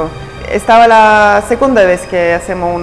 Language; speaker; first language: Spanish; non-native, fluent; Italian